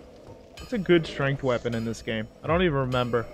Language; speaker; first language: English; native; English